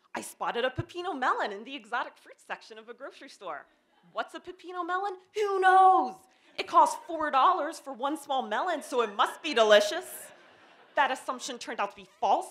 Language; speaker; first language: English; native; English